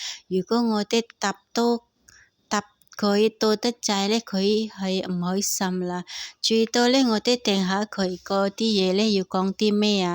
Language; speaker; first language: Cantonese; non-native, learner; Indonesian